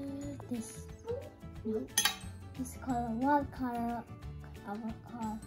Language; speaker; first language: English; early bilingual, other home language; Indonesian